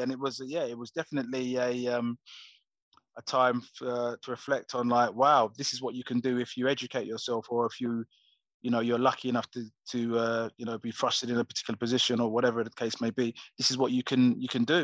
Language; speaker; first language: English; native; English